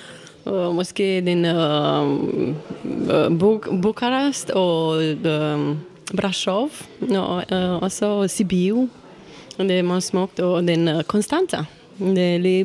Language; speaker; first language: Danish; non-native, learner; Romanian